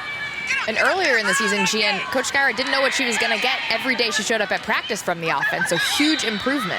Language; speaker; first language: English; native; English